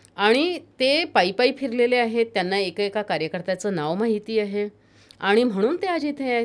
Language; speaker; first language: Marathi; non-native, local second language; Hindi